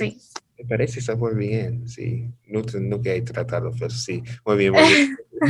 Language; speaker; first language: Spanish; non-native, learner; English